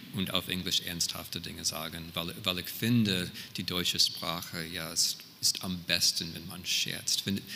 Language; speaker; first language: German; non-native, fluent; English